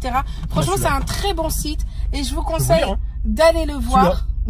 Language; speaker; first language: French; native; French